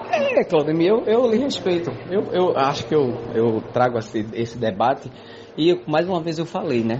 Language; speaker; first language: Portuguese; native; Portuguese